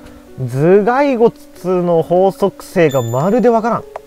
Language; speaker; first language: Japanese; native; Japanese